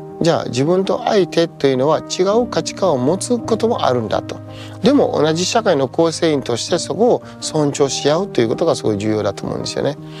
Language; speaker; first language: Japanese; non-native, fluent; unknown